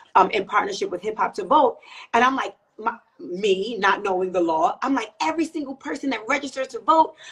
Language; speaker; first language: English; native; English